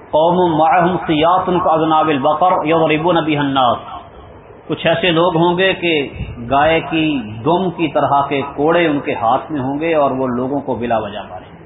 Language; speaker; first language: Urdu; non-native, local second language; Punjabi